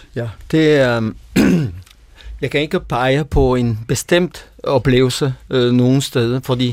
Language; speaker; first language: Danish; non-native, fluent; French